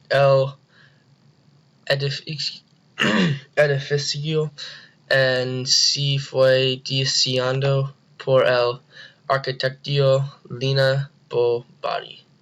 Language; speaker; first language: Spanish; non-native, learner; English